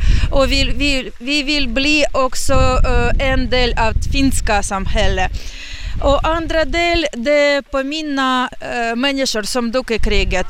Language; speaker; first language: Swedish; non-native, learner; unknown